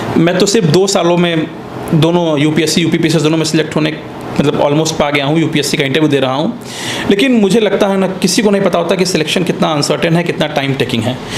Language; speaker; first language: Hindi; native; Hindi